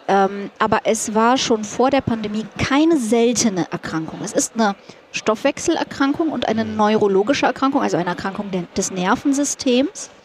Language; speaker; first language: German; early bilingual, other home language; Russian